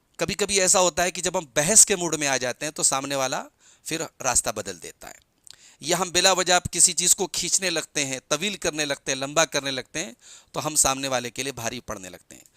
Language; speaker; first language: Urdu; native; Urdu